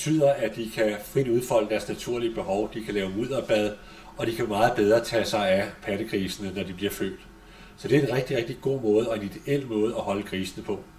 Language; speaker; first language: Danish; native; Danish